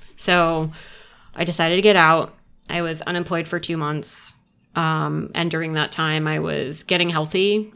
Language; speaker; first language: English; native; English